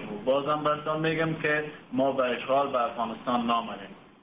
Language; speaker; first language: Persian; native; Persian